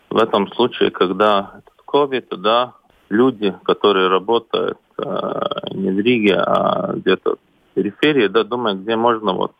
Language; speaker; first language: Russian; non-native, local second language; Latvian